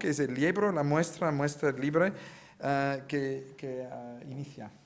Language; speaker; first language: Spanish; non-native, learner; Italian